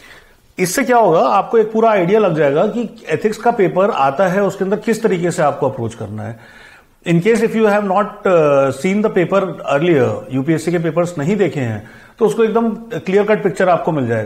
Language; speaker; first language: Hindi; native; Hindi